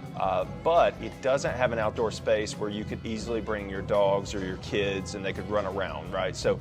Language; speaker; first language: English; native; English